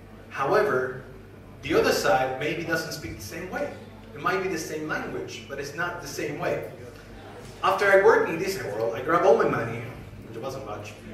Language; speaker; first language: English; non-native, fluent; Spanish